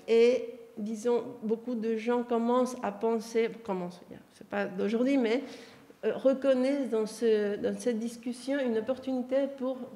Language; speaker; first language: French; non-native, fluent; Spanish